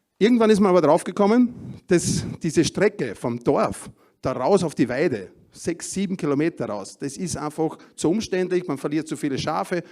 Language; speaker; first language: German; native; German